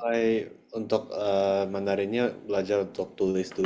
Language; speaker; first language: Indonesian; native; Indonesian